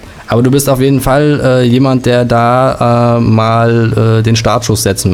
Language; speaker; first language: German; native; German